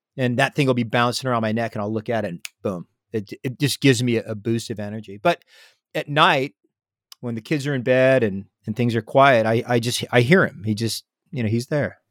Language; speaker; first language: English; native; English